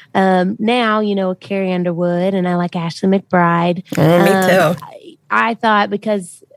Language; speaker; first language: English; native; English